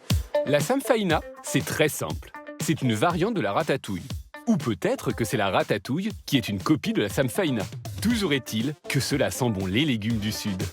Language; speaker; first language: French; native; French